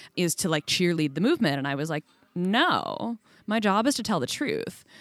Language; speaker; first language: English; native; English